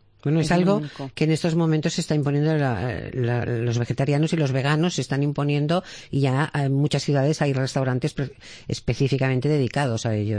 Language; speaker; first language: Spanish; native; Spanish